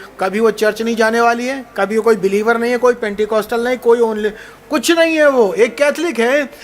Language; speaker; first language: Hindi; native; Hindi